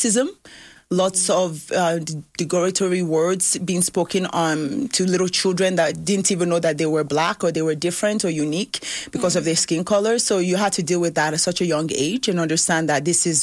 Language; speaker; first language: English; early bilingual, other home language; Yoruba